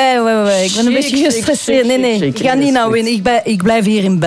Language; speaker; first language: Dutch; non-native, local second language; French